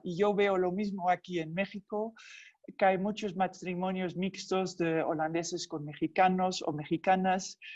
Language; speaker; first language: Spanish; non-native, fluent; Dutch